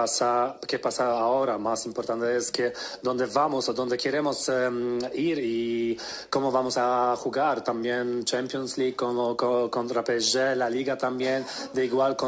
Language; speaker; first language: Spanish; non-native, learner; Polish